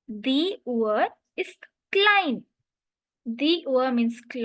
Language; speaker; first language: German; non-native, learner; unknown